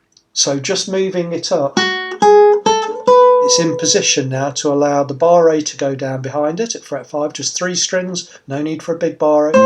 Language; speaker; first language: English; native; English